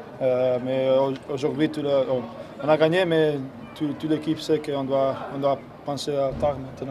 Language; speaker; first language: French; non-native, learner; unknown